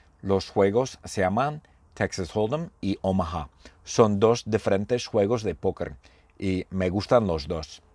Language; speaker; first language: Spanish; non-native, fluent; English